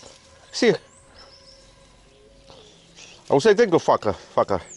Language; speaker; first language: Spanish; non-native, learner; Russian